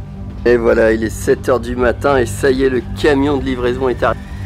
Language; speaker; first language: French; native; French